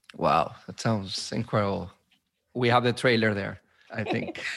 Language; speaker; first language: English; non-native, fluent; Spanish